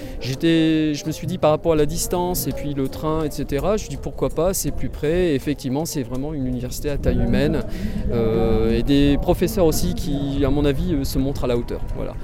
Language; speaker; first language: French; native; French